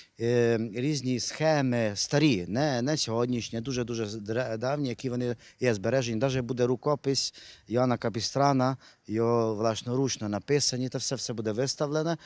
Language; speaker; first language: Ukrainian; non-native, local second language; Hungarian